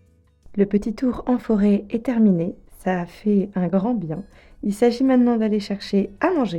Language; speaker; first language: French; native; French